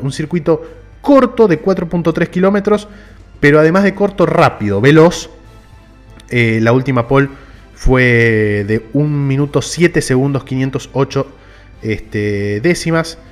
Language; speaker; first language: Spanish; native; Spanish